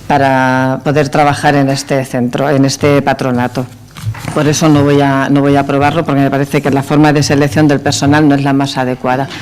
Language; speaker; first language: Spanish; native; Spanish